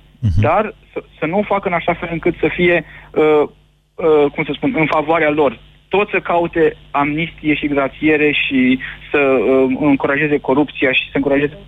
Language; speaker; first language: Romanian; native; Romanian